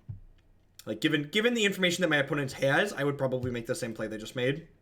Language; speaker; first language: English; native; English